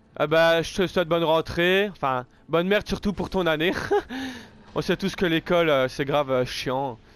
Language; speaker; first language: French; native; French